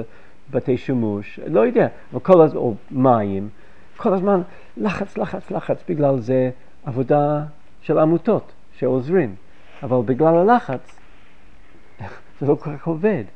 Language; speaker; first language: Hebrew; non-native, fluent; English